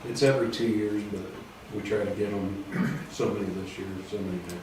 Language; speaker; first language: English; native; English